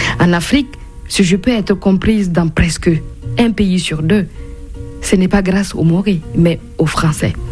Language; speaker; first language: French; non-native, local second language; Mossi